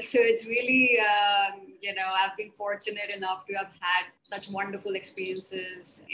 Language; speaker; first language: English; non-native, local second language; Hindi